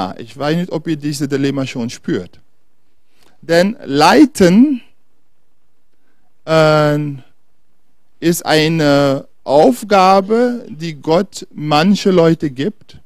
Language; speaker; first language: German; non-native, fluent; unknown